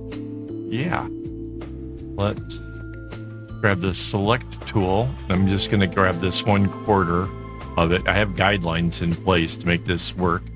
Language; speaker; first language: English; native; English